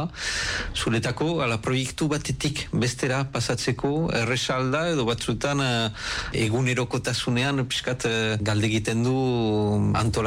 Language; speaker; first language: Basque; native; Basque